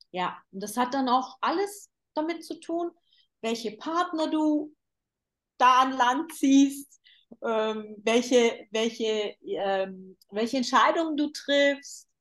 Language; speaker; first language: German; native; German